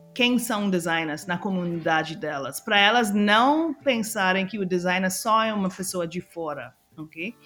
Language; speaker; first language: Portuguese; non-native, fluent; English